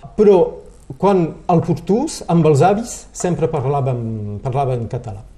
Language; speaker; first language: Catalan; non-native, local second language; French